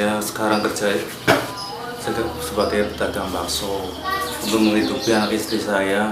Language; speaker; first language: Indonesian; non-native, local second language; Javanese